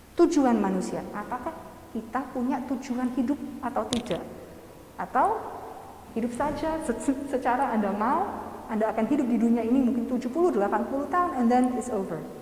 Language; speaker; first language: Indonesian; non-native, fluent; English